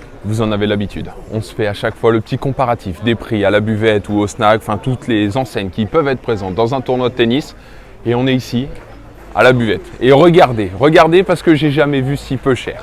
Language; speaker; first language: French; native; French